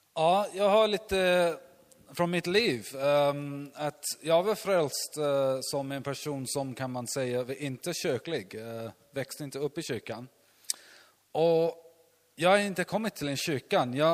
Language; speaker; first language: Swedish; non-native, learner; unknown